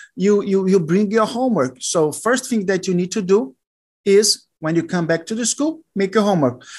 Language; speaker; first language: English; non-native, learner; Portuguese